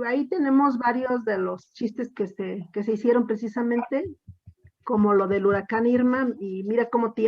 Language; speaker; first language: Spanish; native; Spanish